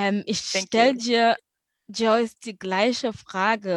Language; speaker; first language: German; non-native, fluent; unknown